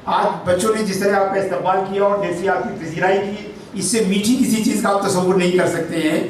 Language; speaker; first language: Urdu; native; Urdu